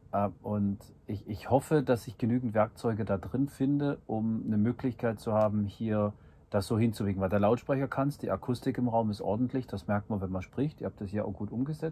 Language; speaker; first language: German; native; German